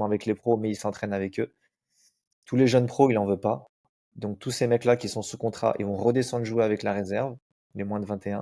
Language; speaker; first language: French; native; French